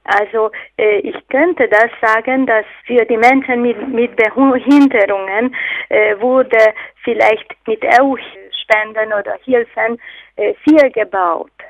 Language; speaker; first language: German; non-native, fluent; Hungarian